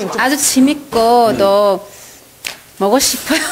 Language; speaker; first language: Korean; non-native, learner; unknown